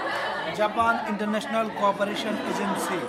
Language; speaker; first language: English; non-native, learner; Bangla